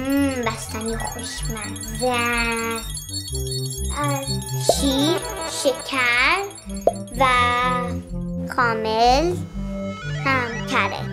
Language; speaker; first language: Persian; early bilingual, heritage; Persian